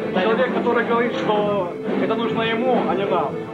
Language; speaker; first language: Russian; native; Russian